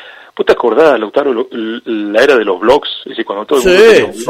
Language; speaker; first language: Spanish; native; Spanish